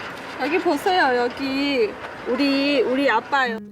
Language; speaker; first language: Korean; non-native, learner; Thai